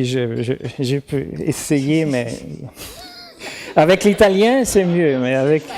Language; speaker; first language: French; non-native, learner; German